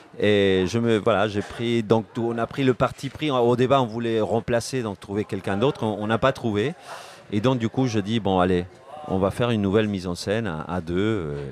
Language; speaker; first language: French; non-native, fluent; Spanish